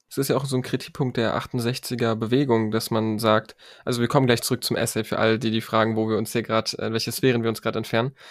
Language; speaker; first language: German; native; German